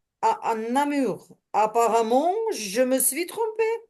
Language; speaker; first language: French; non-native, learner; Ukrainian